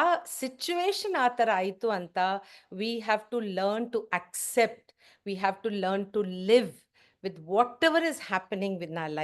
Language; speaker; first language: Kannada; non-native, learner; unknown